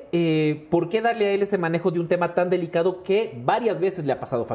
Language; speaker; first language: Spanish; native; Spanish